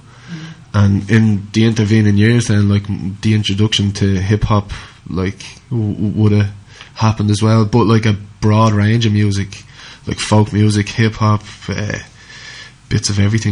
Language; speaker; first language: English; native; English